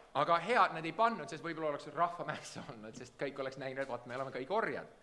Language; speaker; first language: Estonian; early bilingual, heritage; Estonian